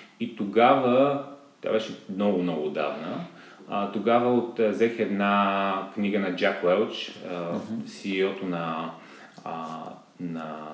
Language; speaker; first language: Bulgarian; native; Bulgarian